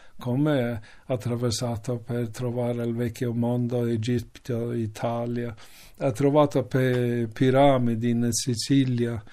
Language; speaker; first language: Italian; non-native, learner; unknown